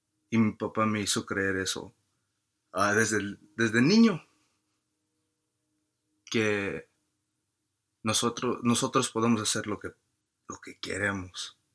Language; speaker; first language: Spanish; early bilingual, heritage; Spanish